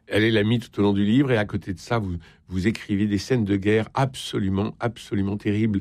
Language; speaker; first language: French; native; French